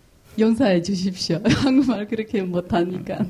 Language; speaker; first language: Korean; non-native, learner; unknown